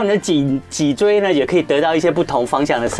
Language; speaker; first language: Chinese; native; Chinese